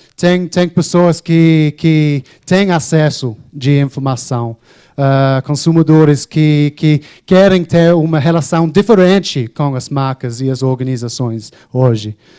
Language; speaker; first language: Portuguese; non-native, fluent; English